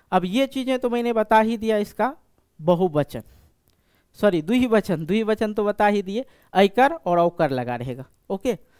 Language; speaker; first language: Hindi; native; Hindi